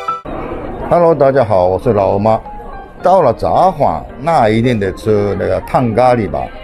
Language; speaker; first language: Chinese; non-native, fluent; Japanese